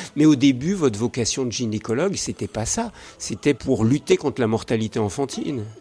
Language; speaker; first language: French; native; French